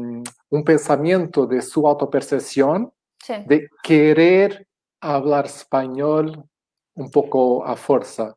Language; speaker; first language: Spanish; non-native, fluent; Portuguese